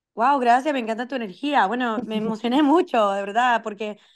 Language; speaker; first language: Spanish; early bilingual, heritage; Spanish